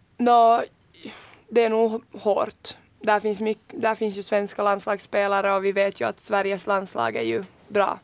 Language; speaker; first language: Swedish; native; Swedish